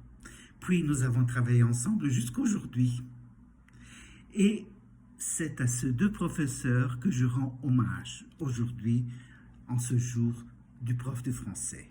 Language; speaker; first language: French; non-native, fluent; Portuguese